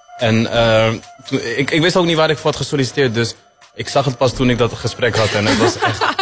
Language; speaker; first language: Dutch; early bilingual, other home language; Arabic